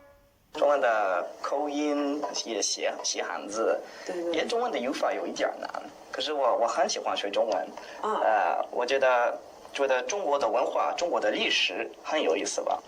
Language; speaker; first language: Chinese; non-native, learner; English